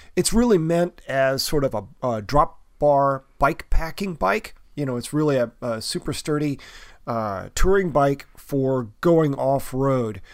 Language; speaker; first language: English; native; English